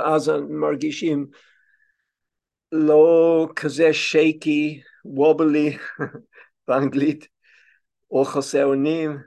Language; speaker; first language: Hebrew; non-native, fluent; English